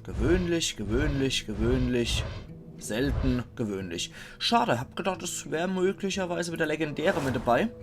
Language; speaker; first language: German; native; German